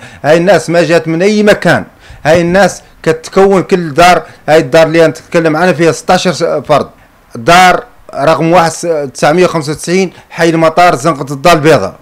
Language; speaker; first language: Arabic; native; Arabic